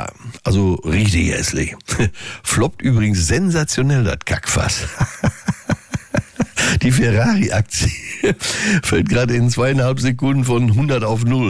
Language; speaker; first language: German; native; German